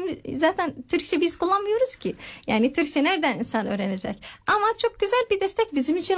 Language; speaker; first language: Turkish; non-native, learner; Arabic